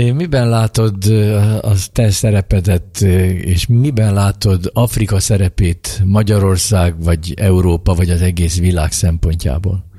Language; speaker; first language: Hungarian; native; Hungarian